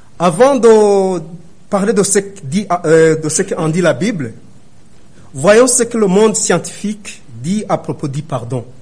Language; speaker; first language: French; non-native, local second language; Rundi